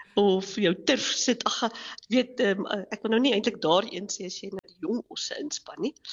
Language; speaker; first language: Afrikaans; native; Afrikaans